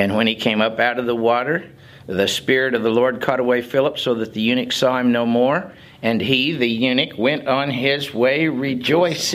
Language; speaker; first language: English; native; English